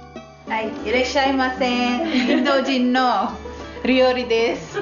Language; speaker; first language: Japanese; non-native, learner; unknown